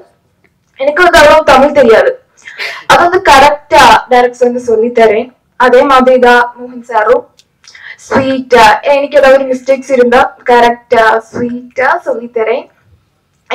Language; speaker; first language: Tamil; non-native, learner; Malayalam